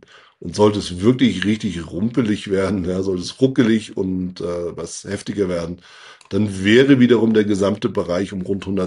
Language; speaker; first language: German; native; German